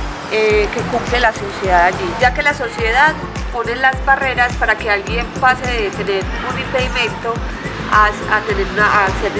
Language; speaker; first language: Spanish; native; Spanish